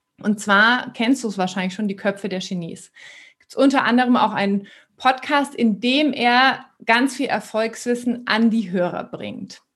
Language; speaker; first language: German; native; German